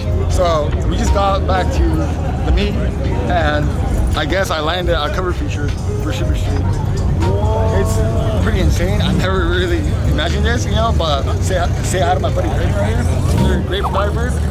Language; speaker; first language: English; early bilingual, other home language; Spanish